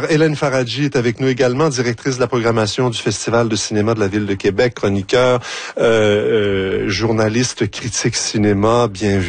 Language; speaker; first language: French; native; French